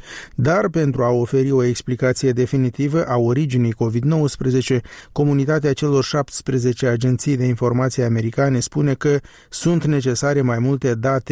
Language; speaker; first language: Romanian; native; Romanian